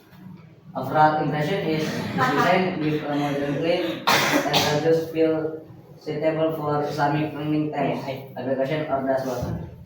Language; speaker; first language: English; non-native, learner; Indonesian